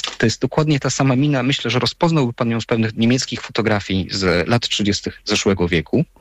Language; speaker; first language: Polish; native; Polish